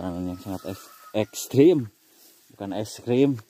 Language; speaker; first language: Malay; non-native, local second language; Sundanese